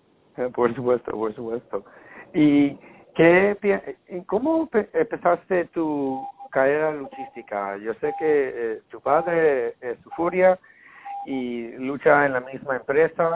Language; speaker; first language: Spanish; non-native, learner; English